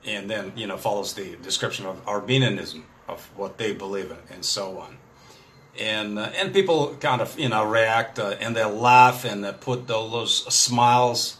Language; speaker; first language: English; non-native, fluent; Russian